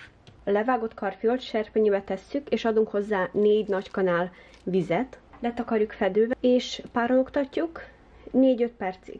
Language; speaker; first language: Hungarian; early bilingual, heritage; Hungarian